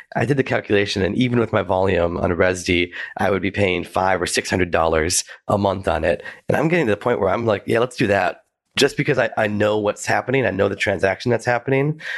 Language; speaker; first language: English; native; English